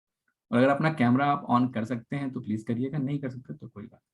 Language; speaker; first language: Hindi; native; Hindi